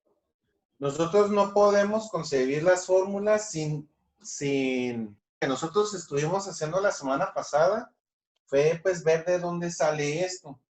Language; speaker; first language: Spanish; native; Spanish